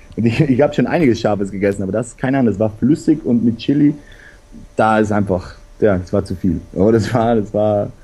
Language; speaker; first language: German; native; German